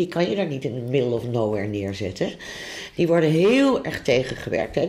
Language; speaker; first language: Dutch; native; Dutch